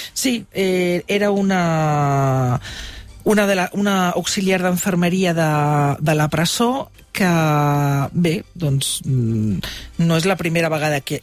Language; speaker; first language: Catalan; native; Catalan